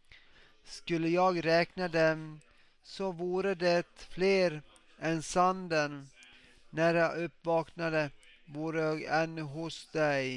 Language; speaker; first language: Swedish; non-native, local second language; Finnish